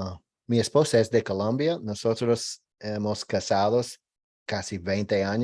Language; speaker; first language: Spanish; non-native, learner; English